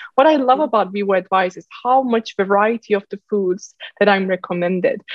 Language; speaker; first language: English; non-native, fluent; Turkish